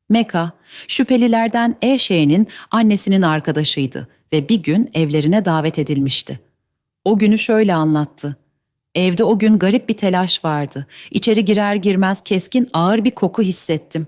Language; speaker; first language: Turkish; native; Turkish